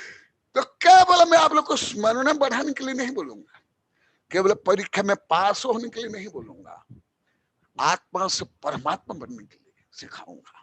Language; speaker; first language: Hindi; native; Hindi